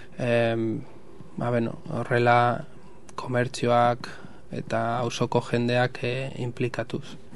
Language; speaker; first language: Basque; non-native, local second language; Spanish